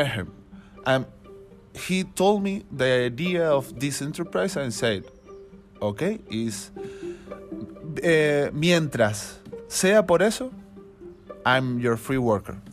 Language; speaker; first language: English; non-native, learner; Spanish